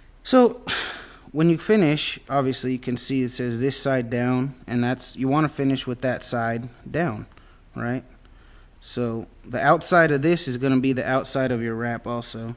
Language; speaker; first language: English; native; English